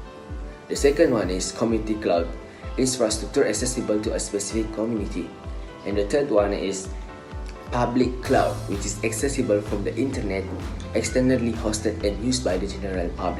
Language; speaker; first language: English; non-native, local second language; Malay